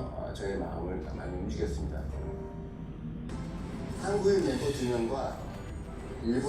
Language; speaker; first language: Korean; native; Korean